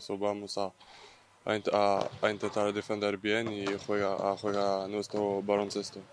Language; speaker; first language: Spanish; non-native, learner; French